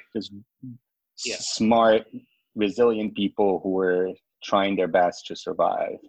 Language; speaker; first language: English; non-native, fluent; Portuguese